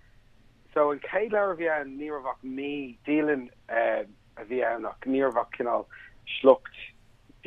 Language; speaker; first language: Irish; non-native, local second language; English